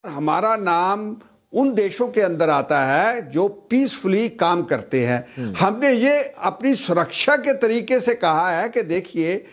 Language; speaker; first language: Hindi; non-native, local second language; Punjabi